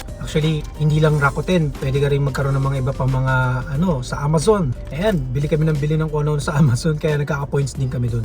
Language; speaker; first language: Filipino; native; Filipino